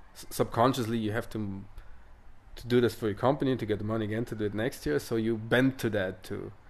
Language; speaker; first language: English; non-native, fluent; Italian